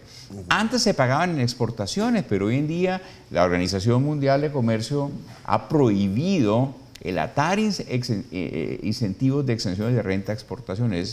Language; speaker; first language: Spanish; native; Spanish